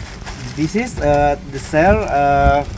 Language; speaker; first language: English; non-native, learner; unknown